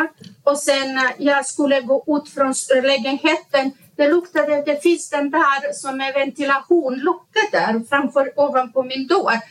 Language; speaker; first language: Swedish; non-native, learner; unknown